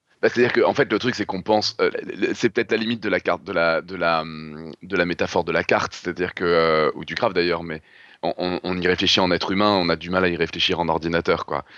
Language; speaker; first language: French; native; French